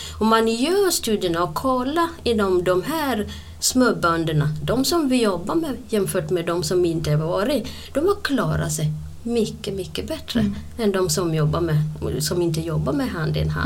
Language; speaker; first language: Swedish; non-native, fluent; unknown